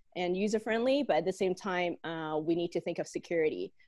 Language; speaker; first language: English; non-native, local second language; Cantonese